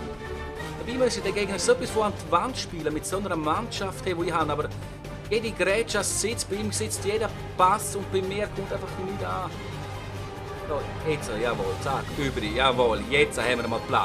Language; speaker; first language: German; native; German